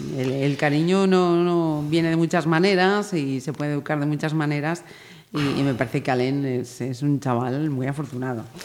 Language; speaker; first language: Spanish; native; Spanish